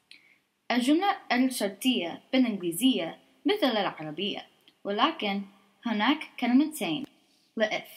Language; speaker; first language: Arabic; non-native, learner; English